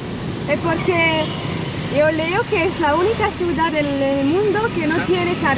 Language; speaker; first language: Spanish; non-native, learner; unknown